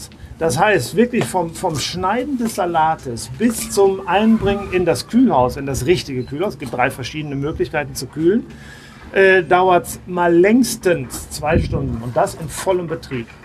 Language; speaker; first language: German; native; German